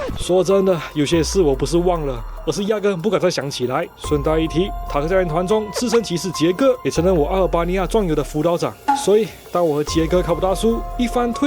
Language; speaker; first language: Chinese; native; Chinese